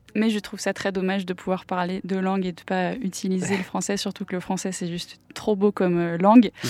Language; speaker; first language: French; non-native, local second language; English